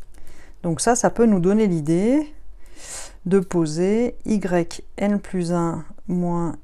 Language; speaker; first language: French; native; French